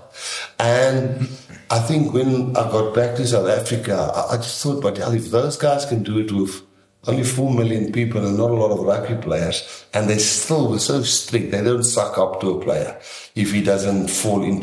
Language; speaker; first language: English; non-native, local second language; Afrikaans